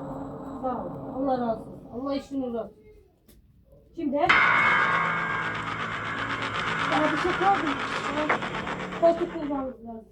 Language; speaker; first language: Turkish; native; Turkish